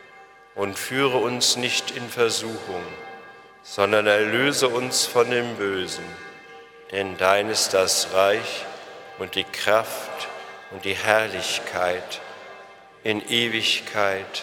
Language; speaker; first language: German; native; German